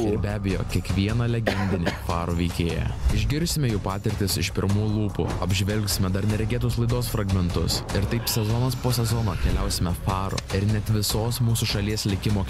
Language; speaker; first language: Lithuanian; native; Lithuanian